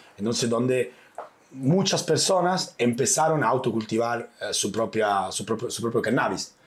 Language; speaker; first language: Spanish; non-native, fluent; Italian